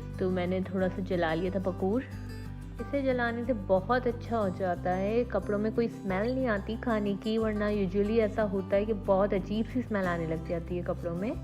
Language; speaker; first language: Urdu; native; Urdu